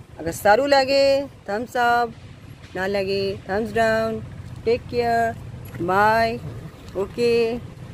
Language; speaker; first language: Hindi; non-native, local second language; Bangla